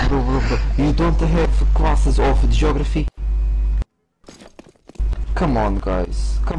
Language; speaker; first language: English; non-native, learner; Portuguese